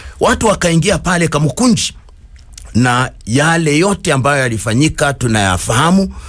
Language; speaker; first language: Swahili; non-native, local second language; Luo (Kenya and Tanzania)